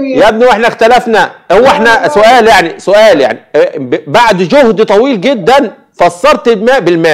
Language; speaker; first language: Arabic; native; Arabic